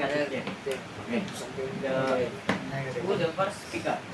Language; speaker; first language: English; non-native, learner; Indonesian